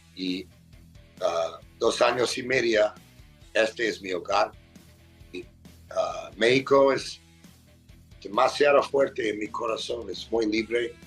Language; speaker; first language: Spanish; non-native, learner; English